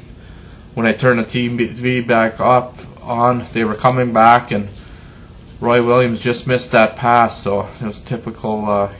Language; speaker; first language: English; native; English